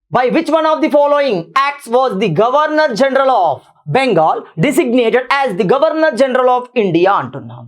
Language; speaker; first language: English; non-native, local second language; Telugu